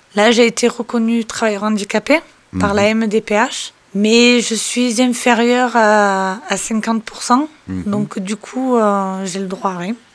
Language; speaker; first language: French; early bilingual, other home language; Portuguese